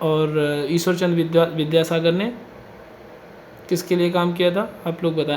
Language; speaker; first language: Hindi; native; Hindi